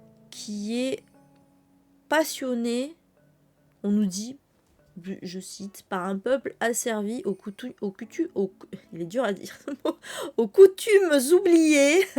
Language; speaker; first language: French; native; French